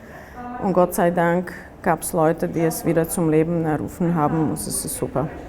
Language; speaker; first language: German; non-native, fluent; Slovak